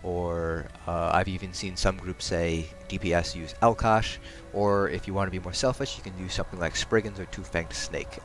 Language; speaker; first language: English; native; English